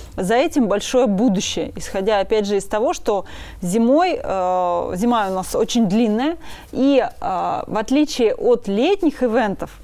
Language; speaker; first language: Russian; native; Russian